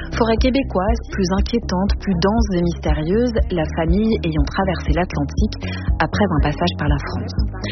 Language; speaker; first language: French; native; French